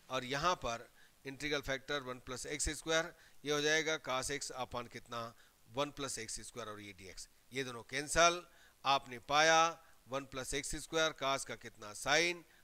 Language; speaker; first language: Hindi; native; Hindi